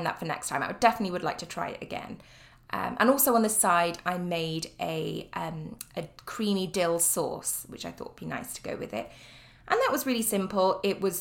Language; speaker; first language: English; native; English